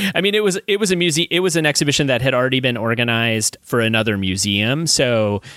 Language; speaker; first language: English; native; English